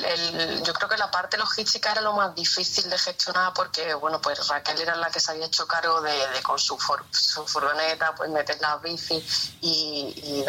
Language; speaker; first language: Spanish; native; Spanish